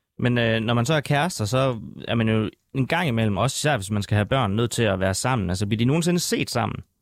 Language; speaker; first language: Danish; native; Danish